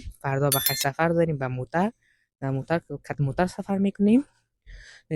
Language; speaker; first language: Persian; native; Persian